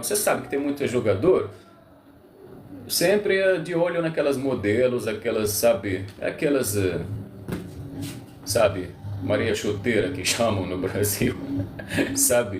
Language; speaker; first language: Portuguese; non-native, local second language; Arabic